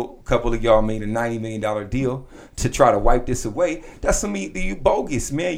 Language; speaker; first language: English; native; English